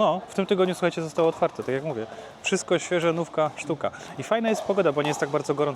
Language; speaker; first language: Polish; native; Polish